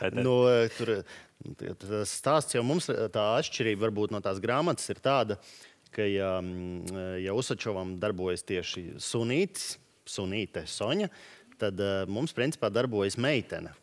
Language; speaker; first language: Latvian; native; Latvian